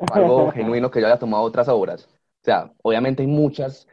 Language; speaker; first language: Spanish; native; Spanish